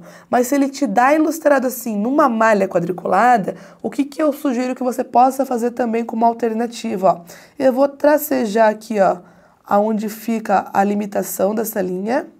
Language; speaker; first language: Portuguese; native; Portuguese